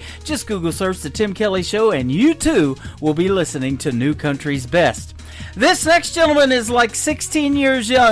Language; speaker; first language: English; native; English